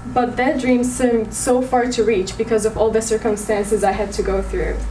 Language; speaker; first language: English; early bilingual, other home language; Arabic